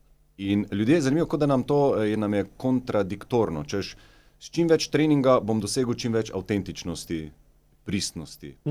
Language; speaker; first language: Slovenian; native; Slovenian